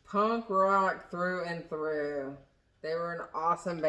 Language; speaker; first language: English; native; English